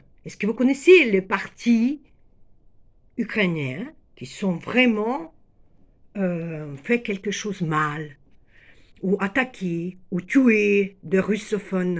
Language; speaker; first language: French; non-native, fluent; Ukrainian